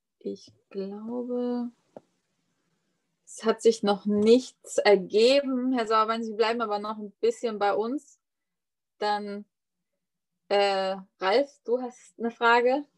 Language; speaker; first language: German; native; German